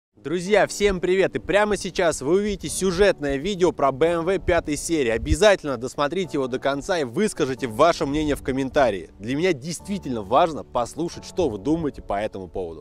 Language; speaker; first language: Russian; native; Russian